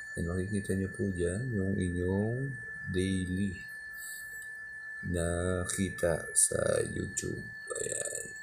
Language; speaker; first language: Filipino; native; Filipino